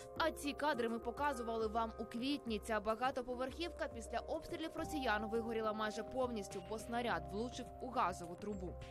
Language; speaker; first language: Ukrainian; native; Ukrainian